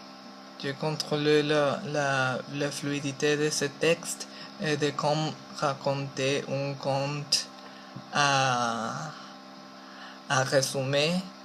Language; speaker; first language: French; non-native, learner; Spanish